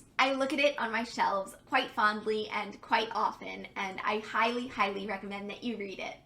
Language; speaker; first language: English; native; English